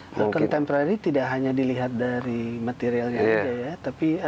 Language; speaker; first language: Indonesian; native; Indonesian